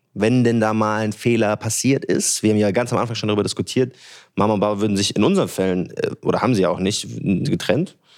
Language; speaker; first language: German; early bilingual, other home language; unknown